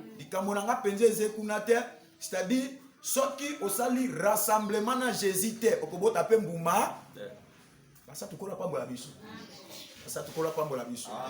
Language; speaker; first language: Lingala; native; Lingala